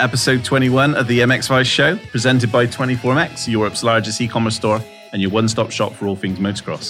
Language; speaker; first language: English; native; English